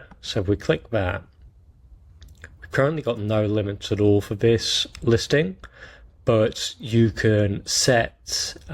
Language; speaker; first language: English; native; English